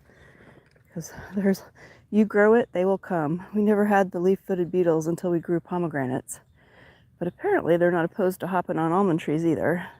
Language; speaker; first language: English; native; English